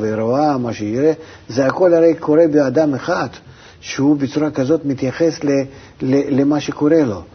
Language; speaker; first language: Hebrew; non-native, fluent; Russian